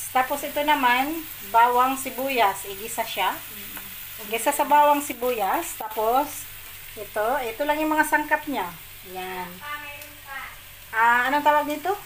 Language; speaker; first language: Filipino; non-native, local second language; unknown